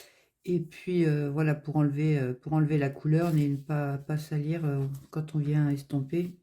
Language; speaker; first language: French; native; French